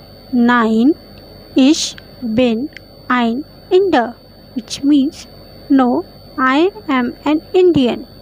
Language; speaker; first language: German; non-native, fluent; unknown